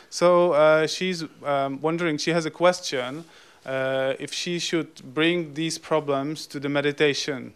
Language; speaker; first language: English; non-native, fluent; Czech